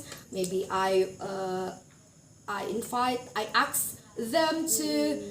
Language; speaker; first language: English; non-native, learner; Indonesian